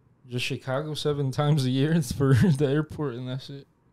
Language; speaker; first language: English; early bilingual, other home language; Spanish